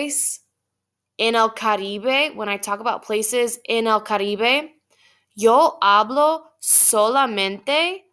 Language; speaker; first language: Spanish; non-native, fluent; English